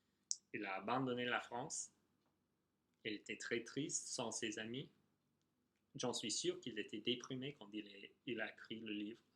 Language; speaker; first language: French; non-native, fluent; English